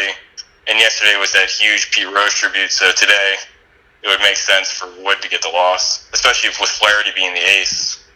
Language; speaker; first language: English; native; English